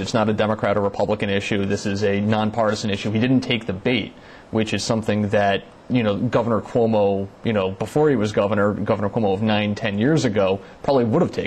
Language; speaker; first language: English; native; English